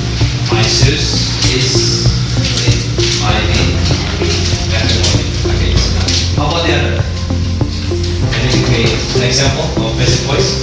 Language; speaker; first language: English; non-native, fluent; Indonesian